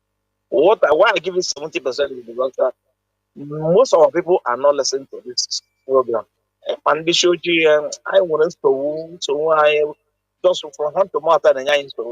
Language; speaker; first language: English; non-native, local second language; Igbo